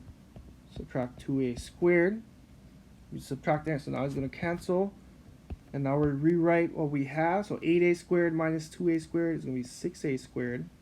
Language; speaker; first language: English; native; English